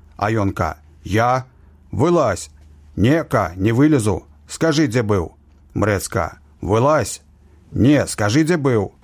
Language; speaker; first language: Belarusian; native; Belarusian